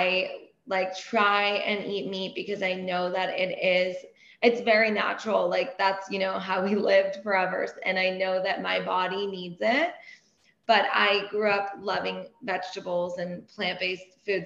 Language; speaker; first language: English; early bilingual, other home language; Persian